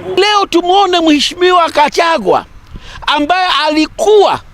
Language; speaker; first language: Swahili; native; Swahili